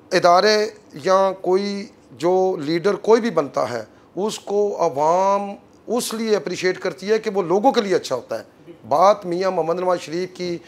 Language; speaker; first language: Urdu; non-native, local second language; Punjabi